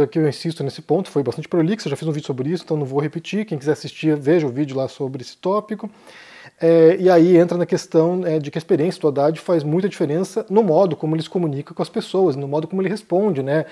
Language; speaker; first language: Portuguese; native; Portuguese